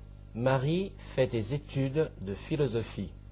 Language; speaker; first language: French; non-native, fluent; Chinese